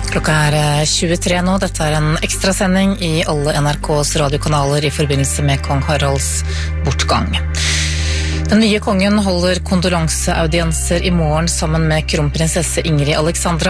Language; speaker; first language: Norwegian; native; Norwegian